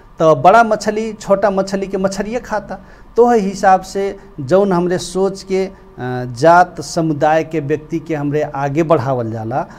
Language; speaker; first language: Bhojpuri; non-native, local second language; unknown